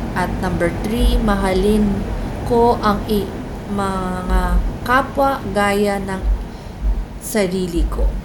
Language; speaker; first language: Filipino; non-native, fluent; English